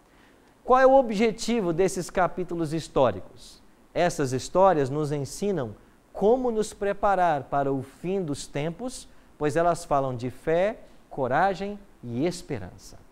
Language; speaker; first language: Portuguese; native; Portuguese